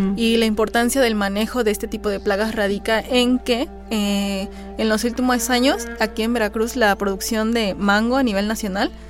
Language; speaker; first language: Spanish; native; Spanish